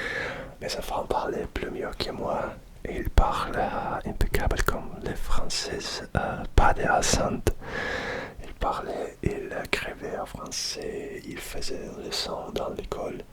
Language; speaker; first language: French; non-native, learner; Russian